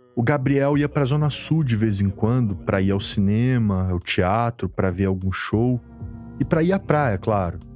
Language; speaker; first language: Portuguese; native; Portuguese